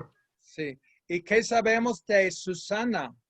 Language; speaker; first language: Spanish; non-native, fluent; English